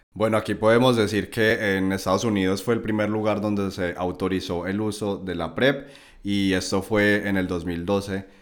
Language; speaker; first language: Spanish; native; Spanish